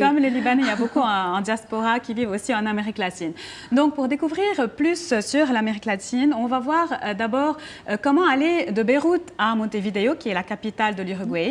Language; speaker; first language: French; non-native, local second language; Arabic